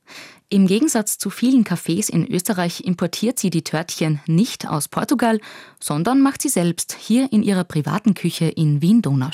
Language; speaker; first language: German; native; German